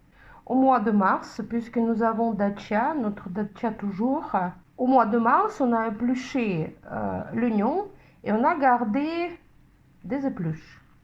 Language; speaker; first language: French; non-native, fluent; Russian